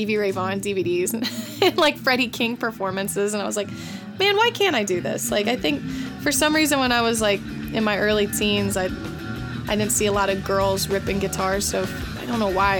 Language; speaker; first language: English; native; English